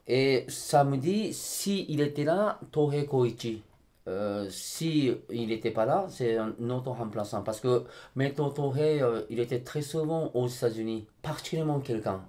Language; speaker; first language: French; non-native, fluent; Japanese